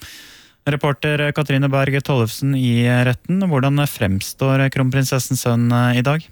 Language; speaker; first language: Norwegian; native; Norwegian